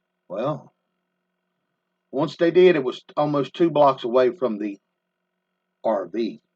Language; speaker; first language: English; native; English